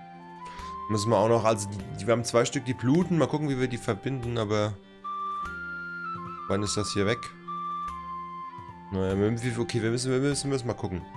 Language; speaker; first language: German; native; German